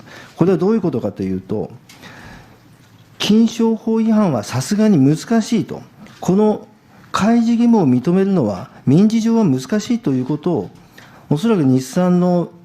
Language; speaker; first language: Japanese; native; Japanese